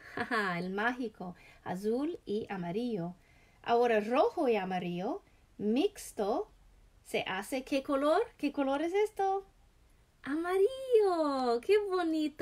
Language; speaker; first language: Spanish; non-native, learner; English